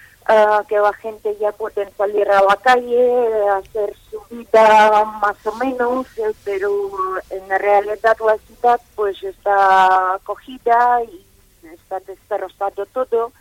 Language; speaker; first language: Spanish; non-native, fluent; Ukrainian